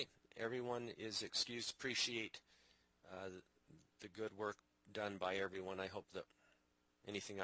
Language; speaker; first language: English; native; English